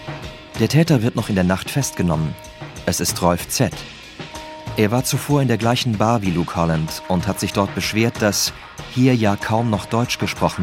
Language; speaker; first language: German; native; German